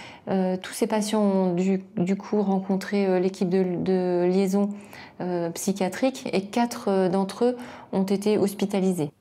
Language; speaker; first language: French; native; French